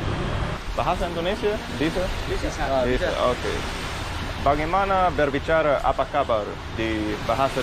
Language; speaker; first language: Indonesian; non-native, learner; English